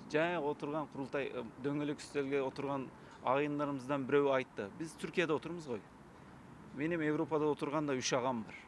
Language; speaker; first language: Kazakh; early bilingual, heritage; Kazakh